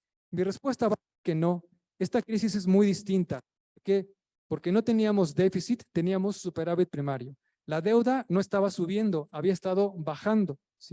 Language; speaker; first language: Spanish; native; Spanish